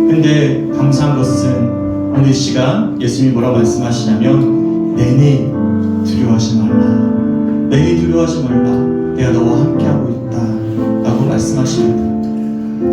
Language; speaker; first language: Korean; native; Korean